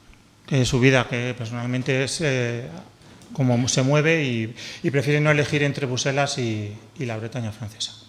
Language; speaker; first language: Spanish; native; Spanish